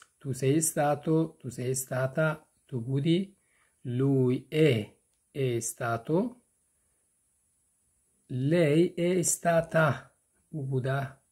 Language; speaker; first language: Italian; non-native, fluent; Persian